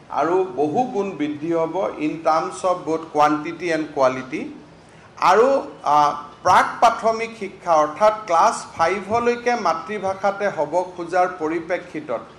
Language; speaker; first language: Assamese; native; Assamese